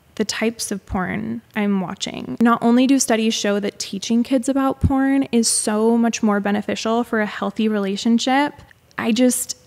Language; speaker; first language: English; native; English